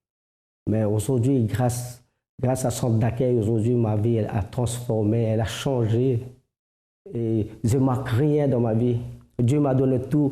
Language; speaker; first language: French; non-native, fluent; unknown